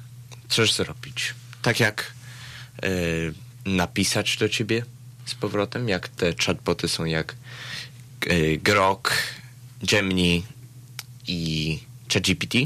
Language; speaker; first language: Polish; early bilingual, heritage; Polish